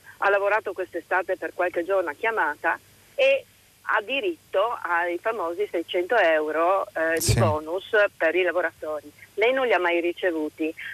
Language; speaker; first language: Italian; native; Italian